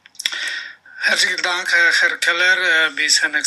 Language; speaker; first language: German; non-native, learner; Spanish